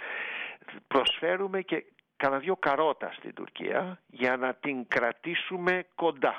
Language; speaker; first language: Greek; native; Greek